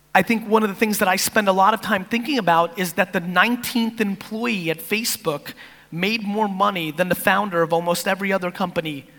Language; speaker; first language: English; native; English